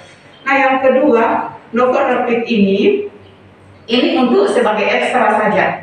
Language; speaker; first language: Indonesian; native; Indonesian